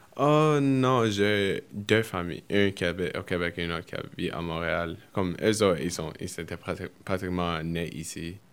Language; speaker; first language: French; early bilingual, other home language; Spanish